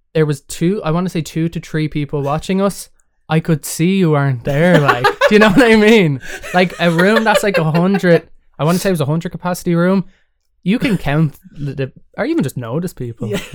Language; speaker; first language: English; native; English